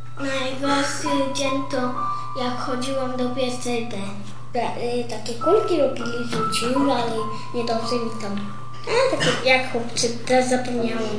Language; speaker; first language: Polish; non-native, local second language; Romany